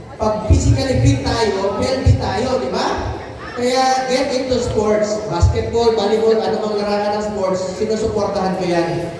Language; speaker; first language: Filipino; non-native, local second language; Cebuano